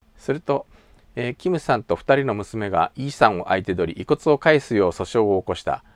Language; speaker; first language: Japanese; native; Japanese